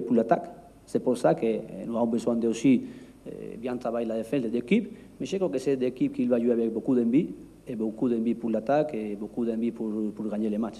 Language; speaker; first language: French; non-native, learner; Spanish